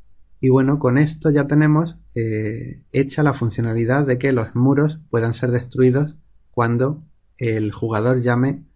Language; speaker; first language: Spanish; native; Spanish